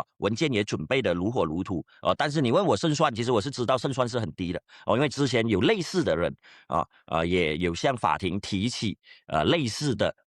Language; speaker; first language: Chinese; native; Chinese